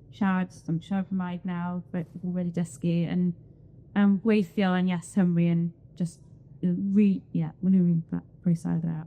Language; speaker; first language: Welsh; non-native, learner; English